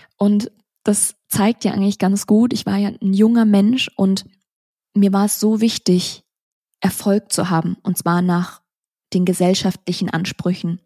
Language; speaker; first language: German; early bilingual, other home language; Vietnamese